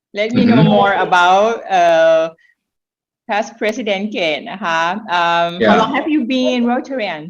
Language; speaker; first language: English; non-native, learner; Thai